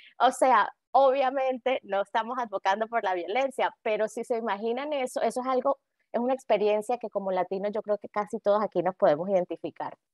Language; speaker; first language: Spanish; native; Spanish